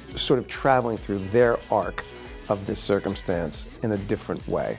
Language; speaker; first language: English; native; English